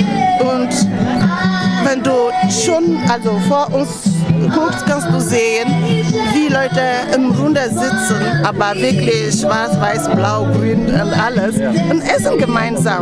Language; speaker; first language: German; non-native, fluent; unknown